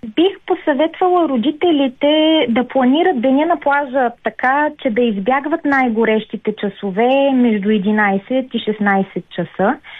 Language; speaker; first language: Bulgarian; native; Bulgarian